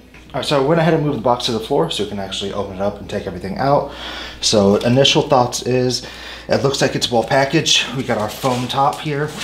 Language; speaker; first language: English; native; English